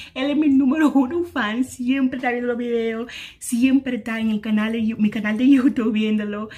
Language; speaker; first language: Spanish; native; Spanish